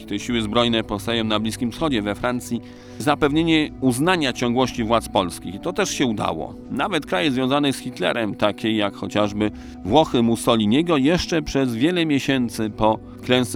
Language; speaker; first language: Polish; native; Polish